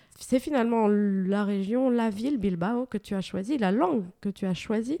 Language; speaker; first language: French; native; French